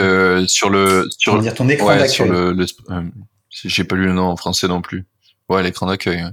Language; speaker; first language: French; native; French